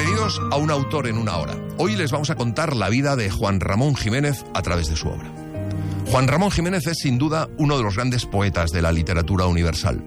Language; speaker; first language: Spanish; native; Spanish